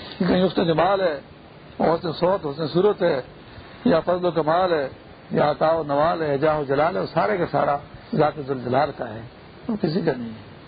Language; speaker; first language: Urdu; non-native, local second language; Pashto